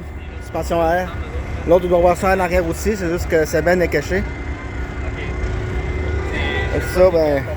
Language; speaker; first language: French; native; French